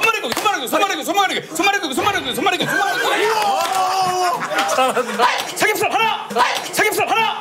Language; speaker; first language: Korean; native; Korean